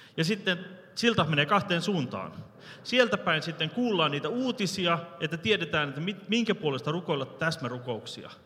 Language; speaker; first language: Finnish; early bilingual, heritage; Finnish